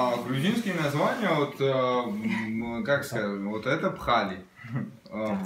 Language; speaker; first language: Russian; non-native, fluent; Georgian